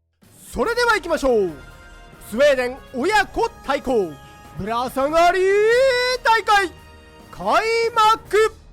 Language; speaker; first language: Japanese; native; Japanese